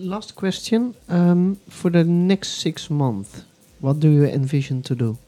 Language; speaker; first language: English; non-native, fluent; Dutch